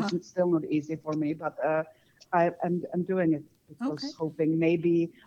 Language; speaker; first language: English; non-native, fluent; Czech